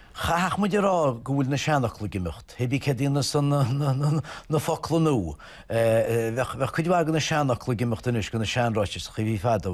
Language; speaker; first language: Irish; native; Irish